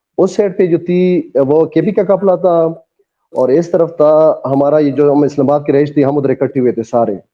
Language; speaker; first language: Urdu; non-native, local second language; Pashto